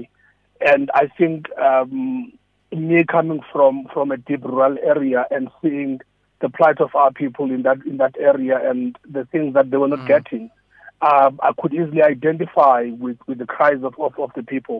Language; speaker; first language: English; non-native, local second language; Xhosa